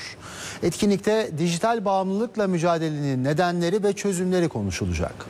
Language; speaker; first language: Turkish; native; Turkish